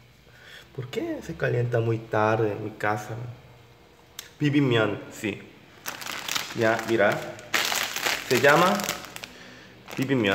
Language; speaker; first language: Spanish; non-native, learner; Korean